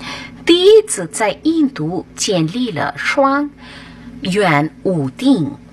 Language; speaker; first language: Chinese; non-native, fluent; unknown